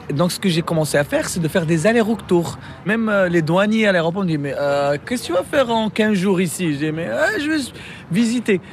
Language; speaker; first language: French; non-native, local second language; Arabic